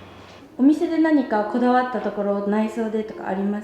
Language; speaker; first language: Japanese; native; Japanese